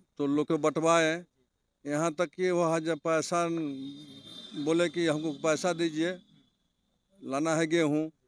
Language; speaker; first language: Hindi; native; Hindi